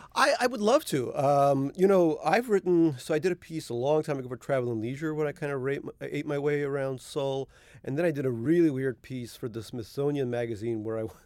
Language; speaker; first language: English; native; English